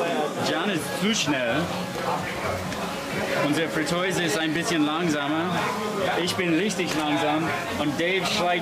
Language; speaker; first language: German; non-native, fluent; English